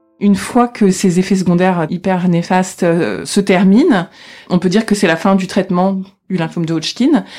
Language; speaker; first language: French; native; French